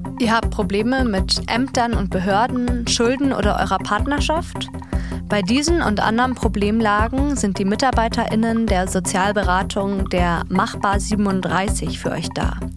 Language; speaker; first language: German; native; German